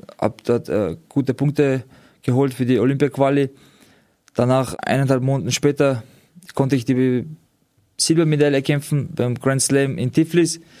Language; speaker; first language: German; early bilingual, other home language; Georgian